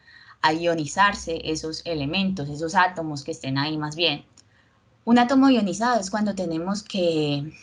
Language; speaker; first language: Spanish; native; Spanish